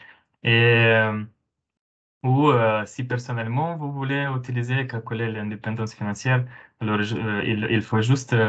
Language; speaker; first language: French; non-native, fluent; Romanian